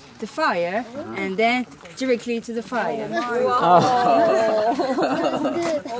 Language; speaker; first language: English; non-native, learner; French